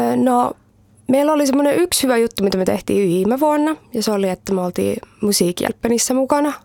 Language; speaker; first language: Finnish; early bilingual, heritage; Finnish